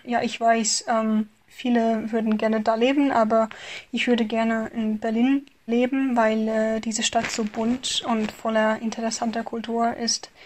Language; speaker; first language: German; non-native, fluent; Hungarian